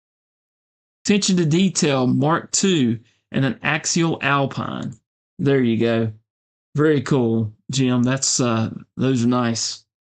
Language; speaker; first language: English; native; English